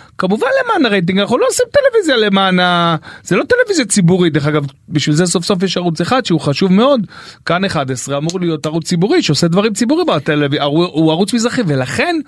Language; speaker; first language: Hebrew; native; Hebrew